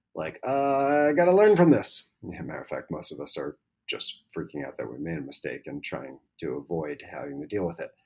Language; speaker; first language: English; native; English